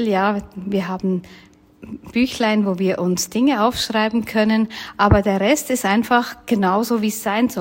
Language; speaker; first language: German; native; German